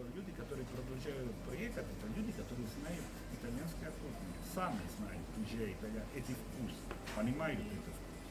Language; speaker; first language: Russian; non-native, learner; Italian